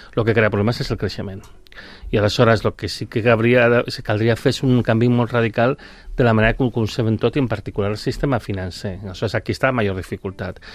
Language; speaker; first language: Catalan; non-native, local second language; Spanish